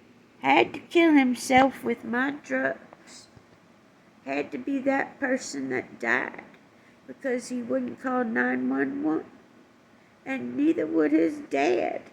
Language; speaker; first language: English; native; English